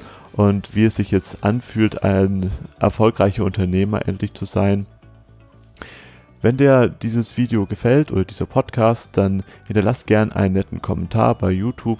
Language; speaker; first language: German; native; German